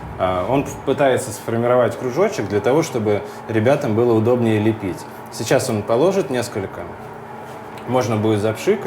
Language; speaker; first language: Russian; native; Russian